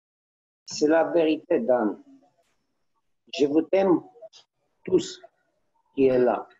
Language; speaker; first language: French; non-native, learner; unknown